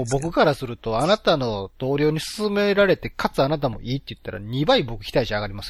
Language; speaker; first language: Japanese; native; Japanese